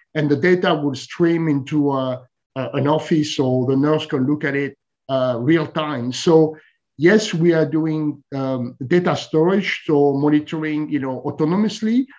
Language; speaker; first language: English; non-native, fluent; French